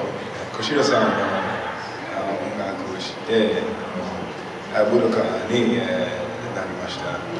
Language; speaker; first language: Japanese; non-native, learner; English